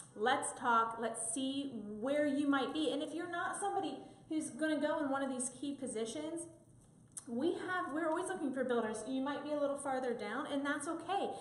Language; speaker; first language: English; native; English